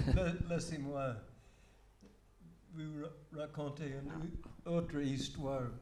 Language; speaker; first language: French; non-native, fluent; English